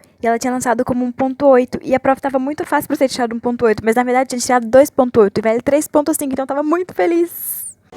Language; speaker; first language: Portuguese; native; Portuguese